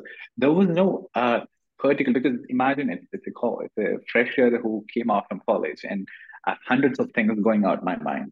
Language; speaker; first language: English; non-native, local second language; Malayalam